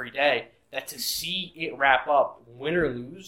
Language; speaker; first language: English; native; English